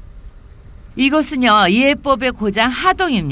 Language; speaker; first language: Korean; native; Korean